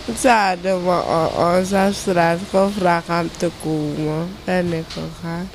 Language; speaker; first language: Dutch; non-native, local second language; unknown